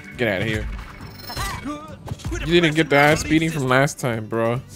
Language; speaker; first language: English; native; English